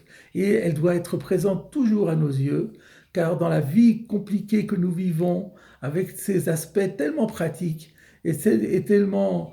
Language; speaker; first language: French; native; French